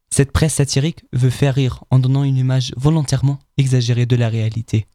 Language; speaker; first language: French; non-native, fluent; German